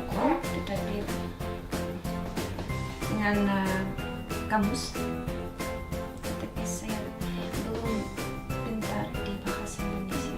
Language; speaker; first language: Indonesian; non-native, learner; Russian